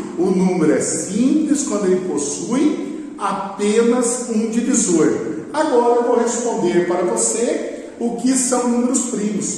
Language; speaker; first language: Portuguese; native; Portuguese